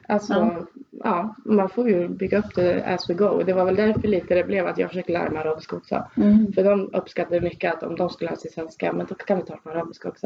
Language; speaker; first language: Swedish; native; Swedish